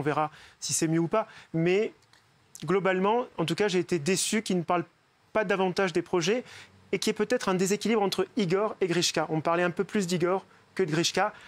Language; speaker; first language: French; native; French